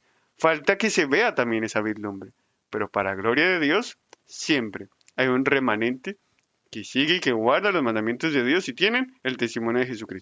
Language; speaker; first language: Spanish; native; Spanish